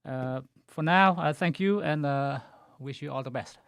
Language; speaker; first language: English; non-native, fluent; Khmer